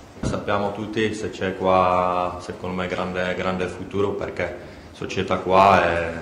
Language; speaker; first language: Italian; non-native, learner; Czech